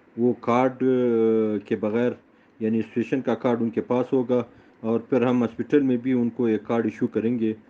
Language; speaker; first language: Urdu; non-native, local second language; Pashto